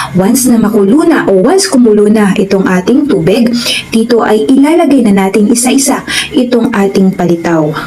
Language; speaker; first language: Filipino; non-native, local second language; Waray